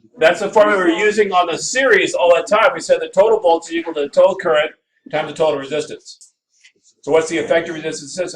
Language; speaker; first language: English; native; English